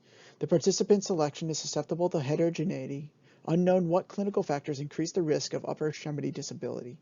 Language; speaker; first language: English; native; English